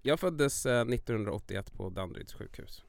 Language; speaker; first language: Swedish; early bilingual, other home language; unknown